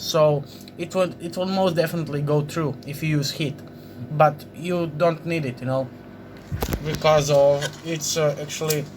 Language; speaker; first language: English; non-native, fluent; Croatian